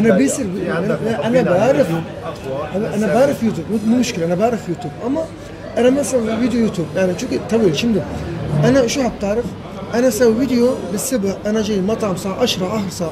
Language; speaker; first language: Arabic; early bilingual, heritage; Turkish